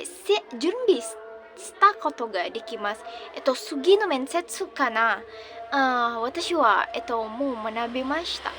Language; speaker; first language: Japanese; non-native, learner; Indonesian